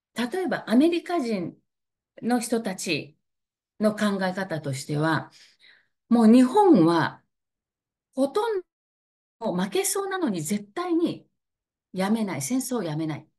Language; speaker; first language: Japanese; native; Japanese